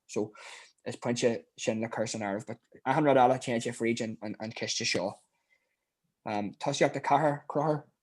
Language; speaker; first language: Irish; native; Irish